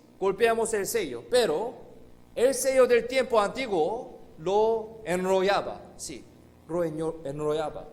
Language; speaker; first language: Spanish; non-native, fluent; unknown